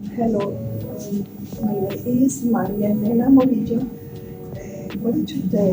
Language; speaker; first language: English; non-native, learner; Spanish